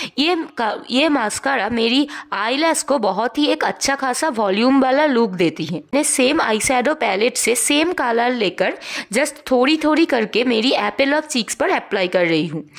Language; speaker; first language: Hindi; non-native, local second language; Bangla